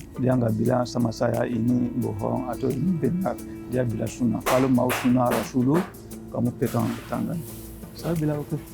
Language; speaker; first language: Indonesian; non-native, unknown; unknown